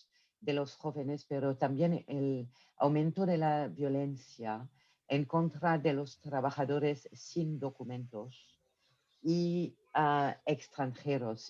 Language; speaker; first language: Spanish; non-native, fluent; French